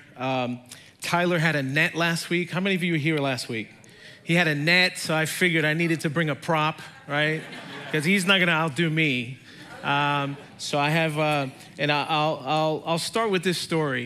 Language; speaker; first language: English; native; English